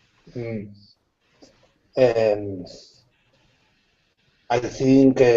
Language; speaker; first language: English; non-native, learner; Spanish